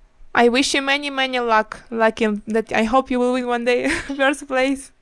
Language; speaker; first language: English; non-native, learner; Ukrainian